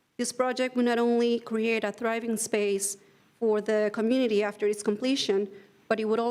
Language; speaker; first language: English; non-native, fluent; Spanish